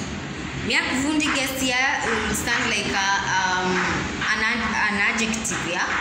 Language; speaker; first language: German; non-native, learner; English